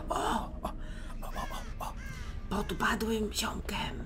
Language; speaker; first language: Polish; native; Polish